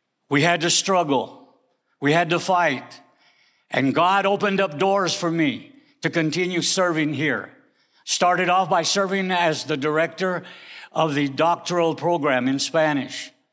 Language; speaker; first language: English; early bilingual, other home language; Spanish